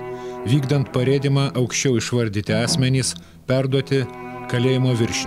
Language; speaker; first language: Lithuanian; native; Lithuanian